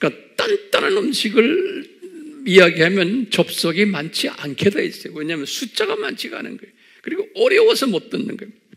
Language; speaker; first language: Korean; native; Korean